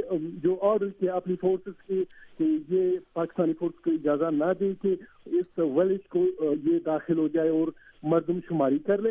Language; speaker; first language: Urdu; non-native, learner; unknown